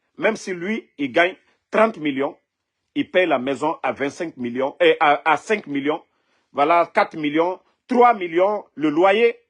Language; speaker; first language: French; non-native, local second language; Mandingo